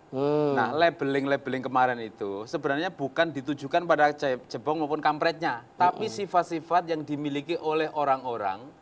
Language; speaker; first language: Indonesian; native; Indonesian